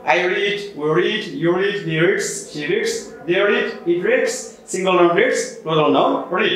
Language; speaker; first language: English; non-native, local second language; Bangla